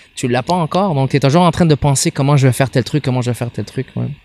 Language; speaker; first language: French; native; French